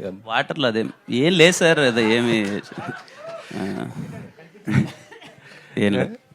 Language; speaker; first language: Telugu; native; Telugu